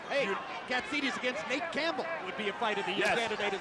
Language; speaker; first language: English; native; English